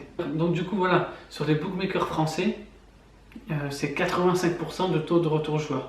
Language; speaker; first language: French; native; French